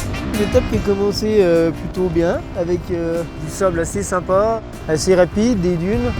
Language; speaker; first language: French; native; French